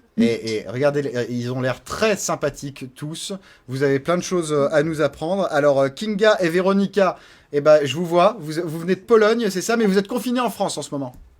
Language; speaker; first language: French; native; French